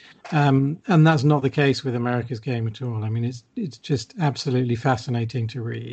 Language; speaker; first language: English; native; English